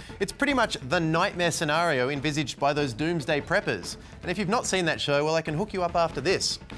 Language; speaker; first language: English; native; English